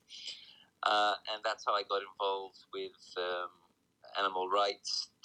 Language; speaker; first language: English; native; English